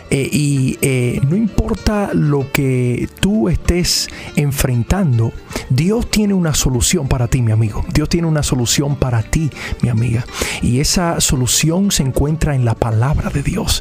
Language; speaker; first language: Spanish; early bilingual, heritage; Spanish